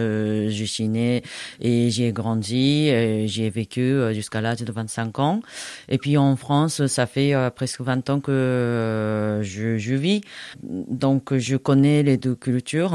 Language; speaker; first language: French; non-native, fluent; Japanese